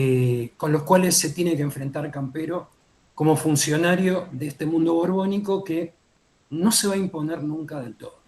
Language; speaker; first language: Spanish; native; Spanish